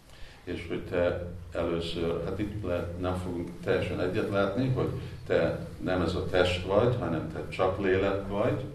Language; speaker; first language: Hungarian; non-native, fluent; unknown